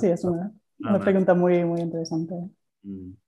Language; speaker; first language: Spanish; non-native, fluent; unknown